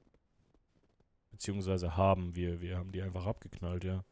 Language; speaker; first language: German; native; German